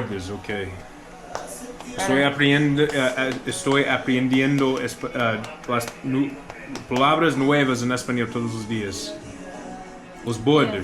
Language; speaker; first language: Spanish; non-native, learner; English